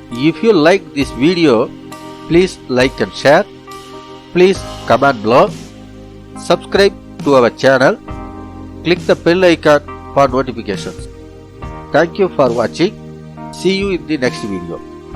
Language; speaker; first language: English; non-native, local second language; Tamil